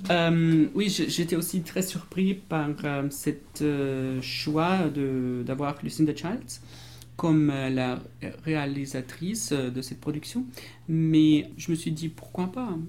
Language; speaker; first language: French; non-native, fluent; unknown